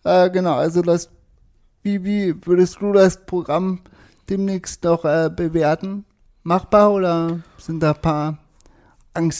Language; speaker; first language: German; native; German